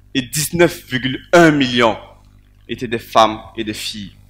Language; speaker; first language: French; non-native, local second language; Mossi